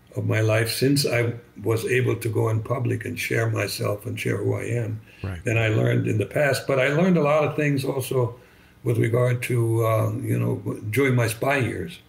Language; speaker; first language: English; non-native, fluent; German